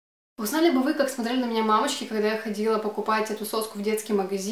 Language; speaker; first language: Russian; native; Russian